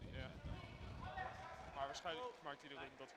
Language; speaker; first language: Dutch; native; Dutch